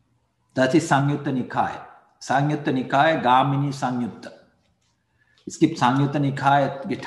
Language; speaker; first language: German; non-native, learner; Sinhala